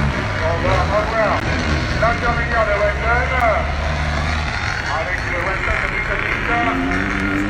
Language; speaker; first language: French; native; French